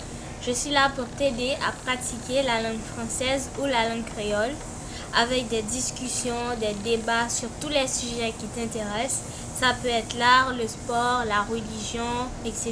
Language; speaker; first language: French; non-native, local second language; Haitian Creole